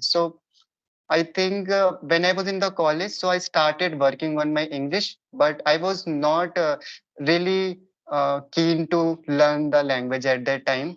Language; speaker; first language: English; non-native, local second language; Hindi